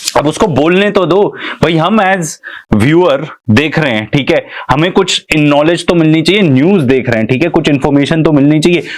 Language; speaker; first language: Urdu; native; Urdu